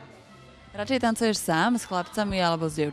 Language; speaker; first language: Slovak; native; Slovak